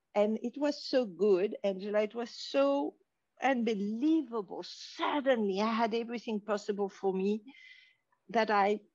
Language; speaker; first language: English; non-native, fluent; French